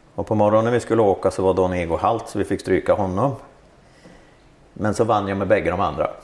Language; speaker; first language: Swedish; native; Swedish